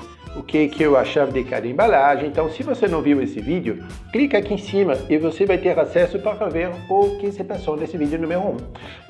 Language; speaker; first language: Portuguese; non-native, fluent; French